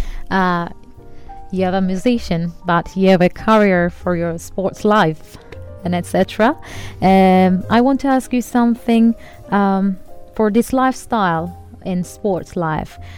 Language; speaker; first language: English; non-native, learner; Turkish